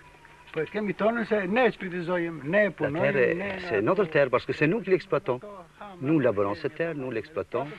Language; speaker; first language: French; non-native, fluent; Albanian